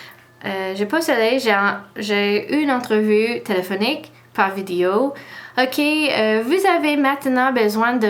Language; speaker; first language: French; non-native, learner; English